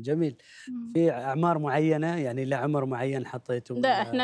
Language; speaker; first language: Arabic; native; Arabic